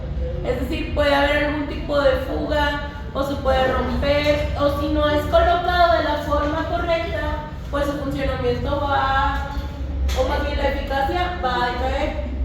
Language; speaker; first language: Spanish; native; Spanish